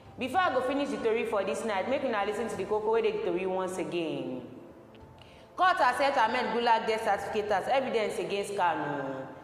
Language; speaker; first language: Nigerian Pidgin; non-native, local second language; Yoruba